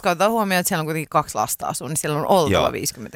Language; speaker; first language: Finnish; native; Finnish